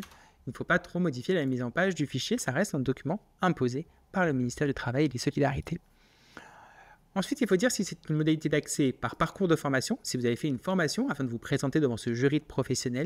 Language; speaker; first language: French; native; French